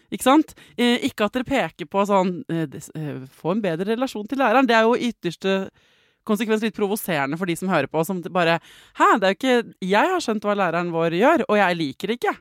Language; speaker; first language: Norwegian; native; Norwegian